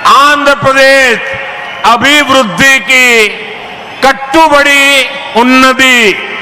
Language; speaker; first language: Hindi; non-native, local second language; Gujarati